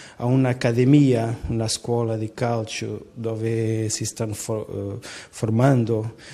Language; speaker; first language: Italian; non-native, learner; Portuguese